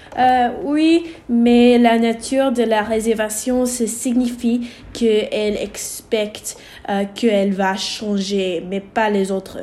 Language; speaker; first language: French; non-native, learner; English